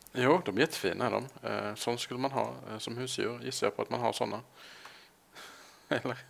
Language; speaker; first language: Swedish; native; Swedish